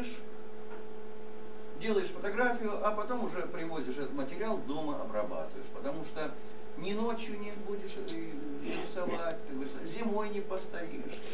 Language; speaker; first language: Russian; native; Russian